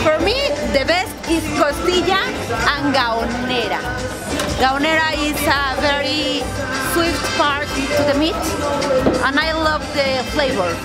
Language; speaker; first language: English; non-native, fluent; Spanish